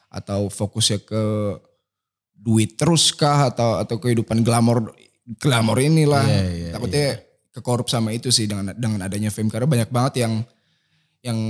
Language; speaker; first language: Indonesian; native; Indonesian